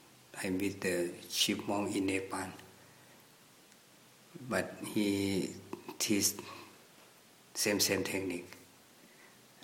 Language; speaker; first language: English; non-native, learner; Thai